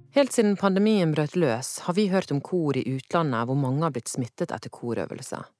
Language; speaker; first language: Norwegian; native; Norwegian